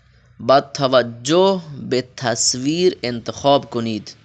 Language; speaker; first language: Persian; non-native, fluent; Urdu